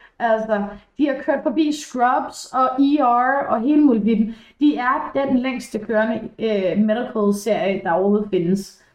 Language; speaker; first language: Danish; early bilingual, other home language; English